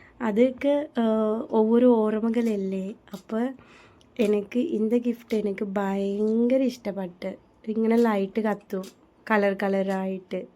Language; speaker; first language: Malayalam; non-native, learner; Tamil